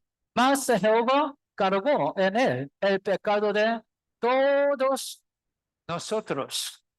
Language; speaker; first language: Spanish; non-native, learner; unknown